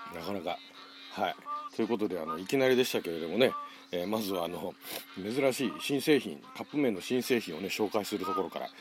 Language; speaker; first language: Japanese; native; Japanese